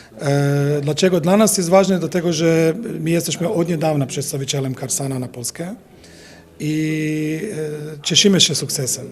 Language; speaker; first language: Polish; non-native, fluent; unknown